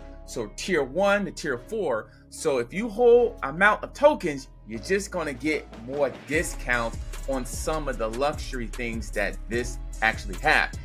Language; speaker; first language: English; native; English